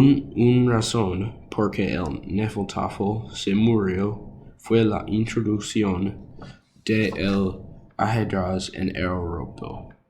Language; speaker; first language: Spanish; non-native, learner; English